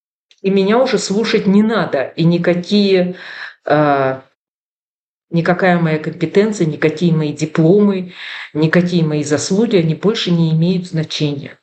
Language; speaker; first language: Russian; native; Russian